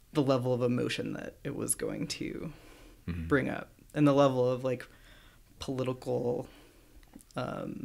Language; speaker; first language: English; native; English